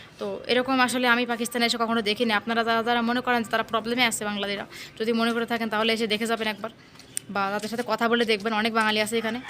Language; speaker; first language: Bangla; native; Bangla